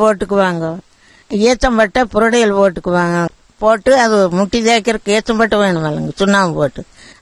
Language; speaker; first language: Tamil; native; Tamil